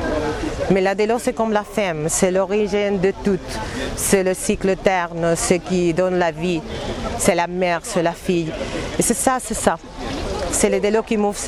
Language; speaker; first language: French; non-native, learner; Spanish